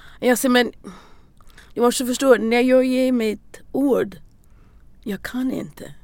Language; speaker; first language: Swedish; non-native, learner; English